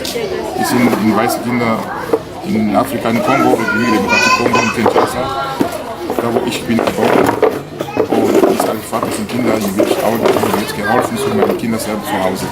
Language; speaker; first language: German; non-native, learner; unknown